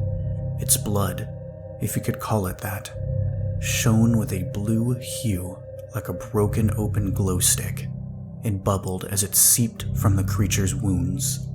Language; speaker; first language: English; native; English